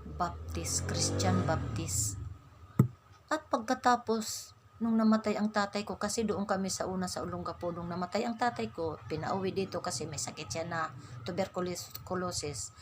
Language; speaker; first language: Filipino; non-native, local second language; Waray